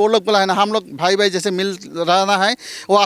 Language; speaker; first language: Hindi; non-native, local second language; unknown